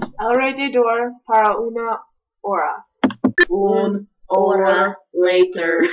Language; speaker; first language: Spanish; non-native, learner; English